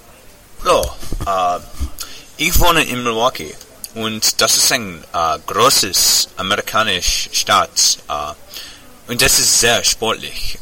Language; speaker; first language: German; non-native, learner; English